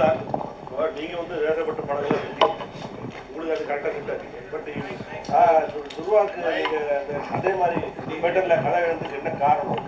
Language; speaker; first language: Tamil; native; Tamil